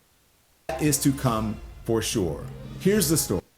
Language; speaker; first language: English; native; English